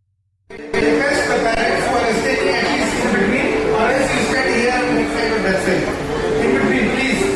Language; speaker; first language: English; non-native, local second language; Telugu